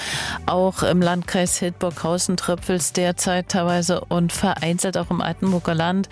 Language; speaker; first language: German; native; German